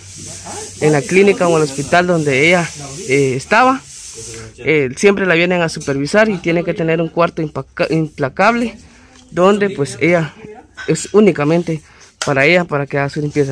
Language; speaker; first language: Spanish; native; Spanish